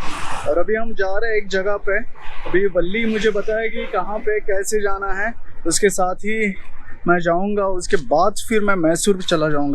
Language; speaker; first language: Hindi; native; Hindi